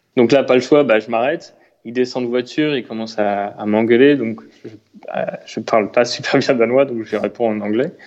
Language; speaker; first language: French; native; French